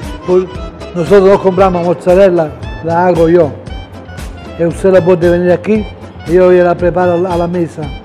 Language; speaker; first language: Spanish; non-native, fluent; Italian